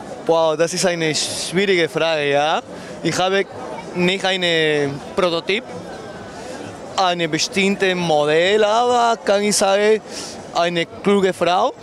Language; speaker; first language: German; non-native, learner; Spanish